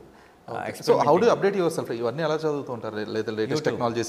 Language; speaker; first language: Telugu; native; Telugu